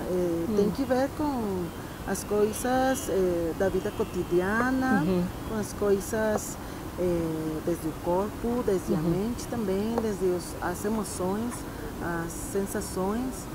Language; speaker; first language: Portuguese; non-native, fluent; Spanish